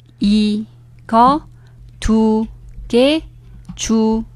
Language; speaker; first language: Korean; non-native, fluent; Chinese